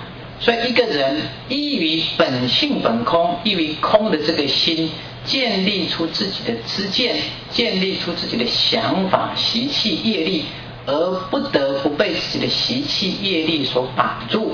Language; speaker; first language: Chinese; native; Chinese